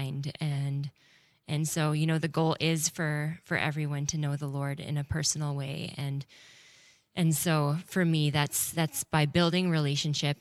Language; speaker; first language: English; native; English